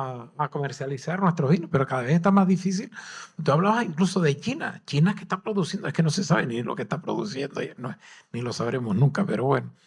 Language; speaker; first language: Spanish; native; Spanish